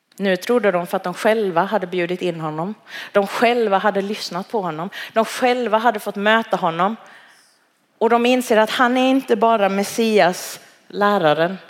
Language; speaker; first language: Swedish; early bilingual, other home language; Cantonese